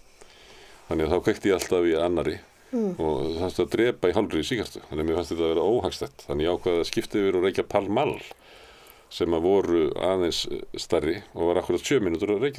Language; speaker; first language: Icelandic; native; Icelandic